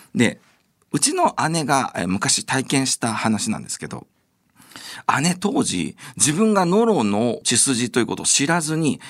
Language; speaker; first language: Japanese; native; Japanese